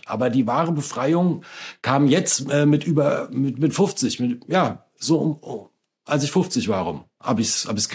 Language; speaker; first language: German; native; German